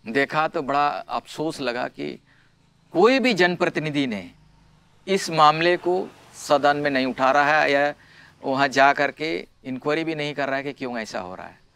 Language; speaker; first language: Hindi; non-native, local second language; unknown